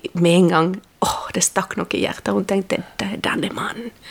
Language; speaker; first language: Norwegian; non-native, fluent; Spanish